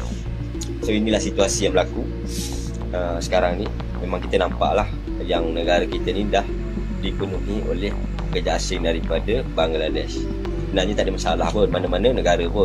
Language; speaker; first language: Malay; native; Malay